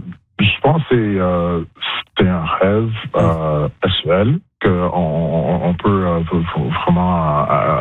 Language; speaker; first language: French; non-native, local second language; English